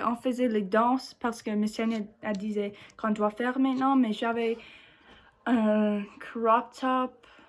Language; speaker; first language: French; non-native, learner; English